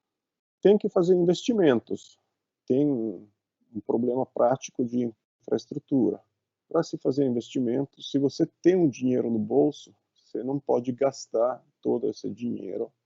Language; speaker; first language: Portuguese; non-native, fluent; Italian